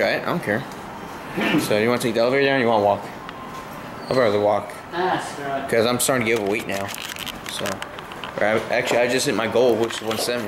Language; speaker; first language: English; native; English